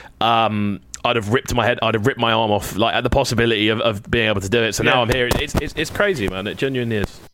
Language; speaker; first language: English; native; English